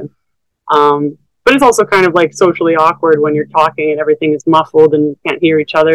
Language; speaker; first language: English; native; English